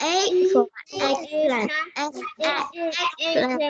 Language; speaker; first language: English; non-native, learner; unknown